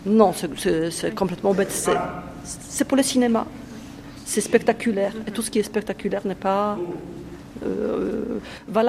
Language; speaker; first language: French; non-native, fluent; Polish